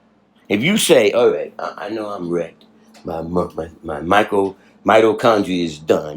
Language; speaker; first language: English; native; English